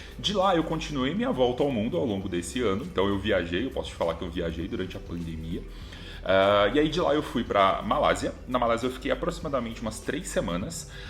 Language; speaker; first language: Portuguese; native; Portuguese